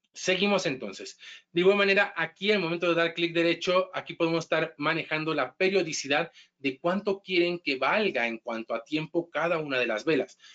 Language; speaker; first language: Spanish; native; Spanish